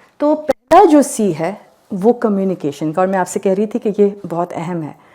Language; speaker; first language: Urdu; native; Urdu